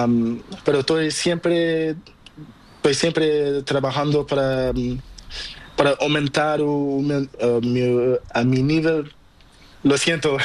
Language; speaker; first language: Spanish; non-native, learner; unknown